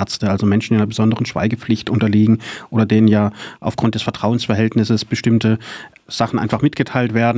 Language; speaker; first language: German; native; German